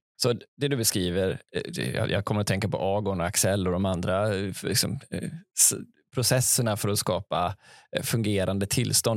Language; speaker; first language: Swedish; native; Swedish